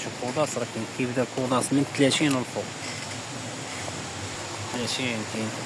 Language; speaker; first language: Arabic; native; Arabic